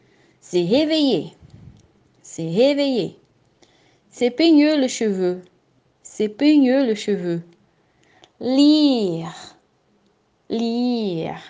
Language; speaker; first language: French; non-native, fluent; Portuguese